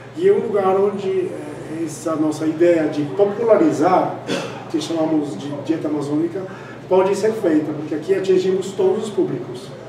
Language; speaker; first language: Portuguese; non-native, fluent; Spanish